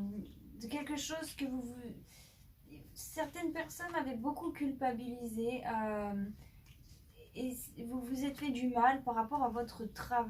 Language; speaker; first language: French; native; French